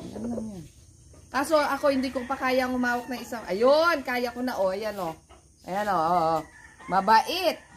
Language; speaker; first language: Filipino; non-native, local second language; Pampanga